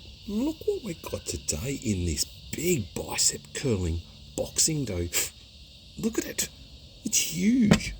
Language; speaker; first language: English; native; English